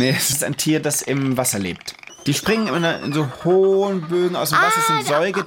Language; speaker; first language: German; native; German